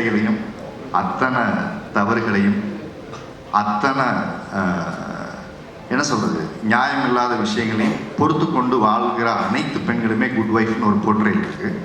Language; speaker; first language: Tamil; native; Tamil